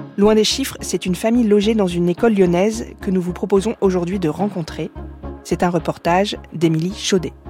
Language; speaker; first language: French; native; French